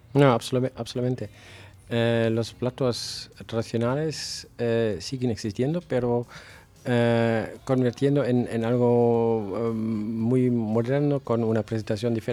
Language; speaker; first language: Spanish; non-native, fluent; German